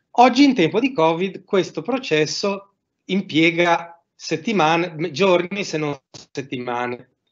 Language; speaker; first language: Italian; native; Italian